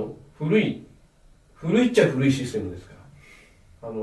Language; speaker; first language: Japanese; native; Japanese